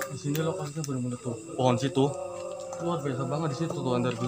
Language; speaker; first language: Indonesian; non-native, local second language; Javanese